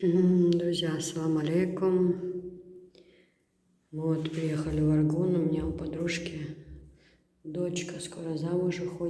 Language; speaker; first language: Russian; non-native, local second language; Chechen